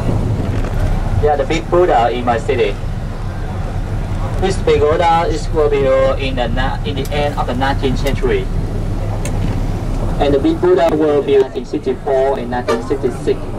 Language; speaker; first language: English; non-native, local second language; Vietnamese